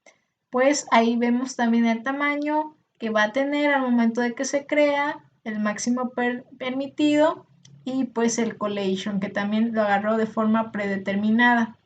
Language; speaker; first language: Spanish; native; Spanish